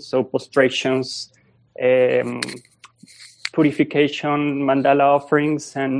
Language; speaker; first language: English; non-native, fluent; Spanish